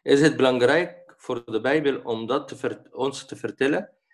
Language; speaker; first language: Dutch; non-native, learner; Arabic